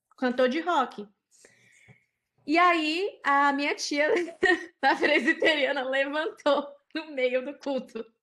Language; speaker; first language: Portuguese; native; Portuguese